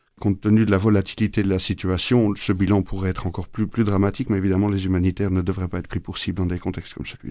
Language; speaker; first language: French; native; French